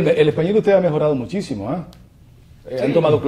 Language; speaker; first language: Spanish; native; Spanish